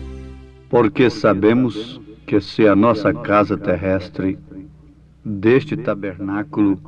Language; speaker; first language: Portuguese; native; Portuguese